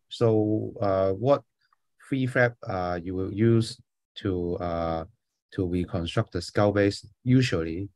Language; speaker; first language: English; non-native, fluent; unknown